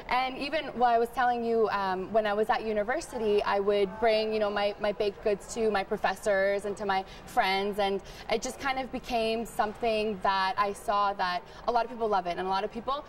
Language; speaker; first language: English; early bilingual, heritage; Spanish